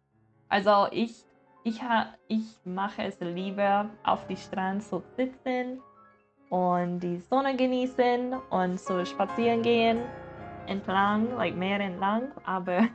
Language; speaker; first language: German; non-native, learner; English